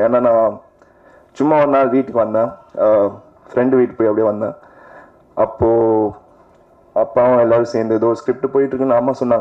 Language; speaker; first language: Tamil; non-native, fluent; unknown